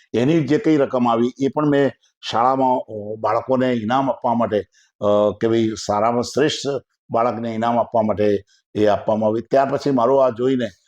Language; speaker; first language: Gujarati; native; Gujarati